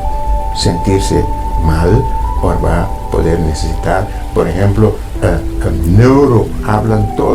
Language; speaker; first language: Spanish; non-native, fluent; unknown